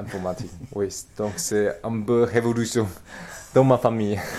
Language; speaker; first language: French; non-native, learner; Chinese